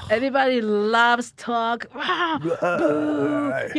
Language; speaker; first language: English; non-native, learner; Japanese